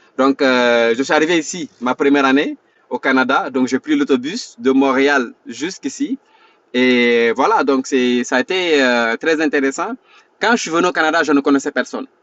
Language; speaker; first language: French; non-native, local second language; Wolof